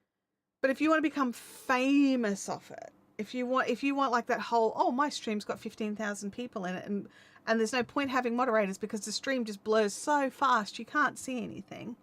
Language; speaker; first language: English; native; English